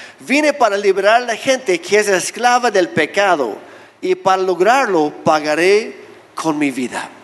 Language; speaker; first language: Spanish; non-native, fluent; English